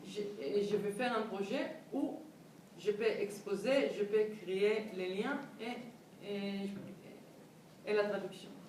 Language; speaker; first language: French; non-native, fluent; Hebrew